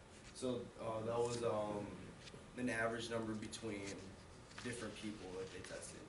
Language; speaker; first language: English; native; English